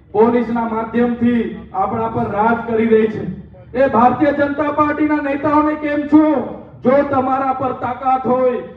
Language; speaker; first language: Gujarati; non-native, local second language; Bhili